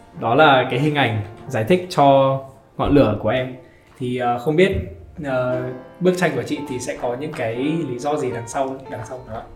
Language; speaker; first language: Vietnamese; native; Vietnamese